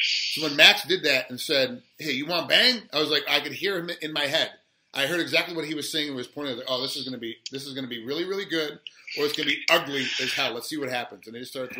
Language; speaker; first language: English; native; English